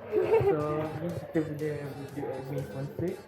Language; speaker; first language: Malay; native; Malay